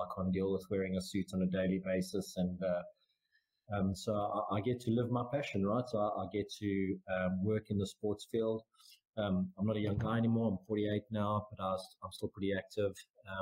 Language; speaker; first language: English; native; English